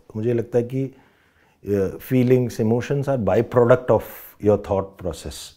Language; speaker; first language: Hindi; non-native, local second language; Rajasthani